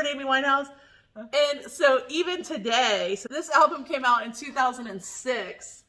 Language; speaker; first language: English; native; English